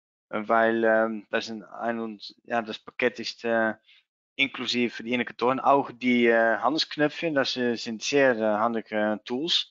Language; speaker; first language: German; non-native, learner; Dutch